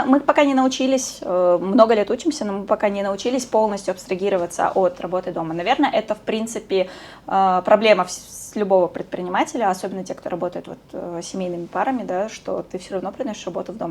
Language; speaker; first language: Russian; native; Russian